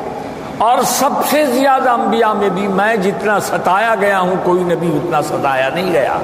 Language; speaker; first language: Urdu; native; Urdu